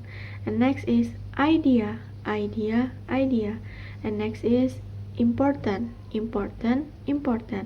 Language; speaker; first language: English; non-native, learner; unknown